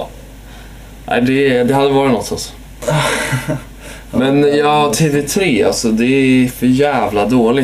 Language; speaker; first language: Swedish; native; Swedish